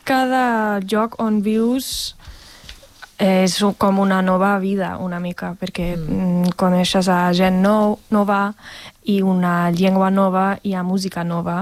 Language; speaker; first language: Catalan; non-native, fluent; German